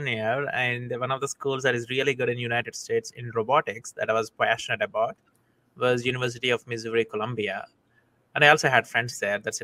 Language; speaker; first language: English; non-native, local second language; Telugu